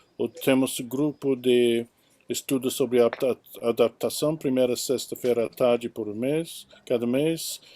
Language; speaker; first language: Portuguese; non-native, fluent; English